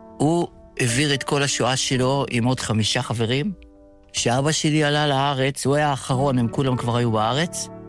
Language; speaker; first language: Hebrew; early bilingual, other home language; Yiddish